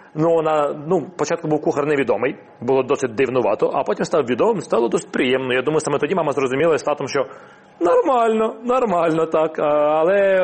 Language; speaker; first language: Ukrainian; non-native, local second language; Russian